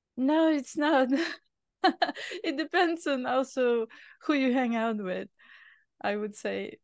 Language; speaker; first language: English; non-native, fluent; Bulgarian